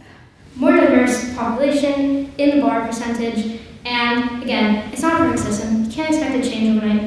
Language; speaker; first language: English; native; English